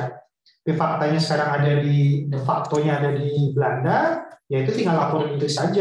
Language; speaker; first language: Indonesian; native; Indonesian